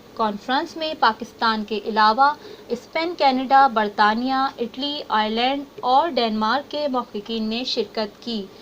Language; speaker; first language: Urdu; native; Urdu